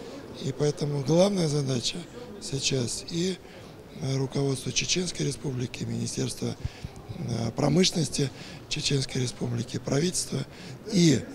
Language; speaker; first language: Russian; native; Russian